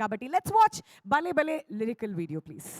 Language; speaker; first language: Telugu; native; Telugu